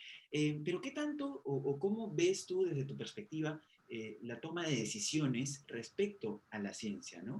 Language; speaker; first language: Spanish; native; Spanish